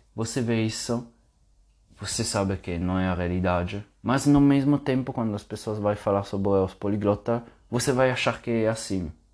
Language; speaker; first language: Portuguese; non-native, fluent; Italian